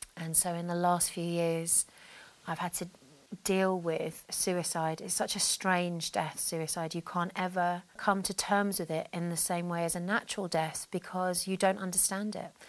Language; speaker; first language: English; native; English